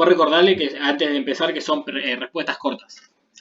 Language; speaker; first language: Spanish; native; Spanish